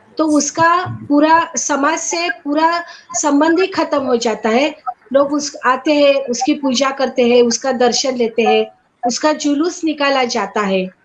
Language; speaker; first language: Hindi; non-native, local second language; Marathi